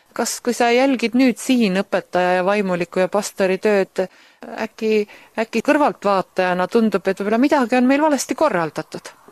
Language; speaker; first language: Estonian; native; Estonian